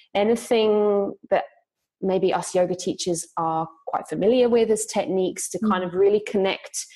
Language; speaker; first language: English; native; English